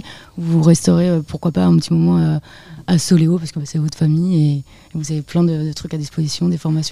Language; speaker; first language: French; native; French